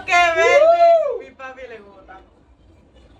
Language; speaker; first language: Spanish; non-native, fluent; English